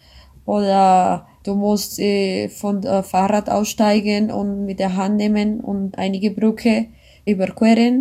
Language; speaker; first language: German; non-native, learner; Spanish